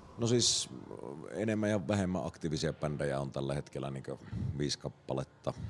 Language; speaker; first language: Finnish; native; Finnish